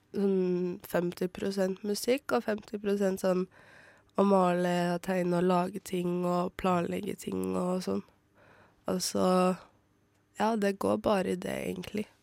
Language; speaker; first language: Norwegian; native; Norwegian